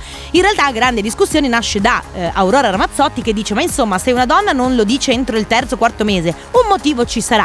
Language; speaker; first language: Italian; native; Italian